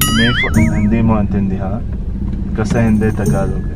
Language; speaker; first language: Filipino; non-native, learner; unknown